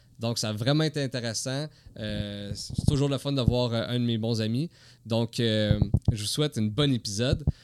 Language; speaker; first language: French; native; French